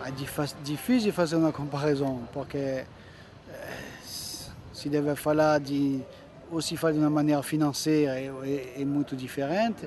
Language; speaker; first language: Portuguese; non-native, fluent; French